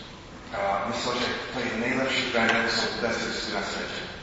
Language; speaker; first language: Czech; non-native, fluent; English